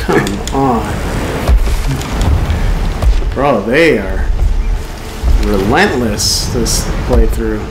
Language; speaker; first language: English; native; English